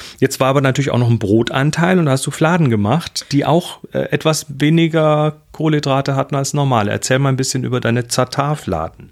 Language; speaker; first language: German; native; German